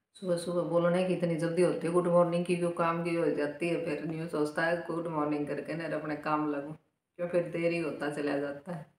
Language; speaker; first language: Hindi; native; Hindi